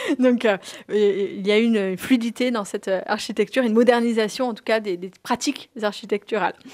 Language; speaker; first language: French; native; French